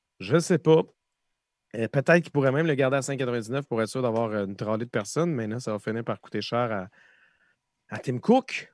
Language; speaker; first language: French; native; French